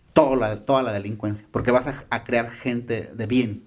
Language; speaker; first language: Spanish; native; Spanish